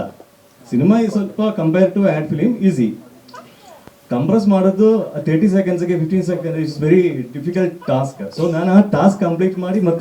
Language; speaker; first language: Kannada; non-native, local second language; Malayalam